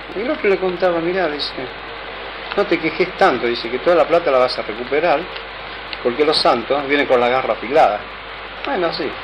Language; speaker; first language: Spanish; native; Spanish